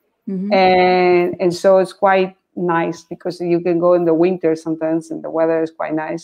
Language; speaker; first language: English; non-native, fluent; Spanish